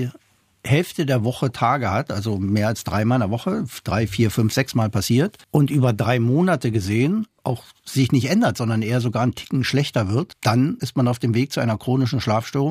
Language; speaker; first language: German; non-native, fluent; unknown